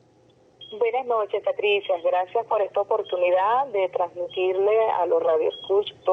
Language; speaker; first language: Spanish; native; Spanish